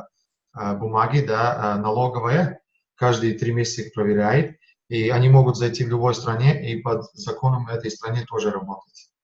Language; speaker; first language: Russian; non-native, fluent; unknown